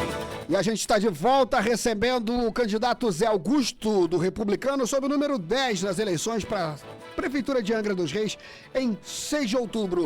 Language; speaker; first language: Portuguese; native; Portuguese